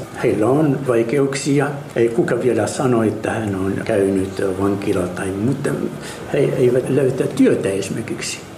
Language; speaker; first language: Finnish; non-native, fluent; Arabic